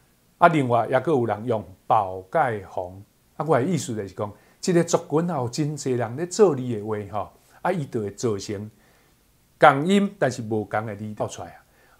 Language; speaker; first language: Chinese; non-native, local second language; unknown